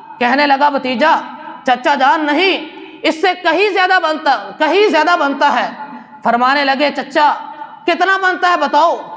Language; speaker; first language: Urdu; non-native, local second language; Punjabi